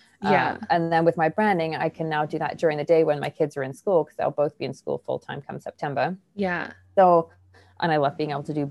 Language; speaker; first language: English; native; English